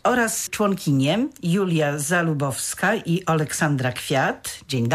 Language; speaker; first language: Polish; native; Polish